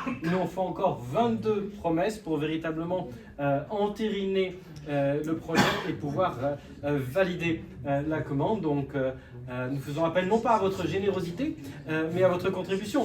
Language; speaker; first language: French; native; French